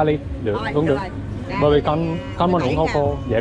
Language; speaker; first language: Vietnamese; non-native, learner; English